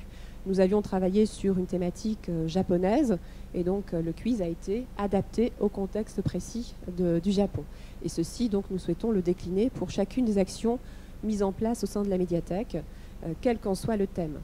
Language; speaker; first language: French; native; French